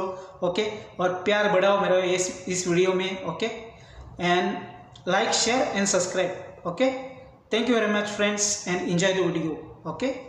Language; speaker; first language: Hindi; non-native, local second language; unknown